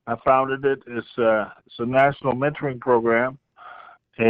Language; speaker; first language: English; native; English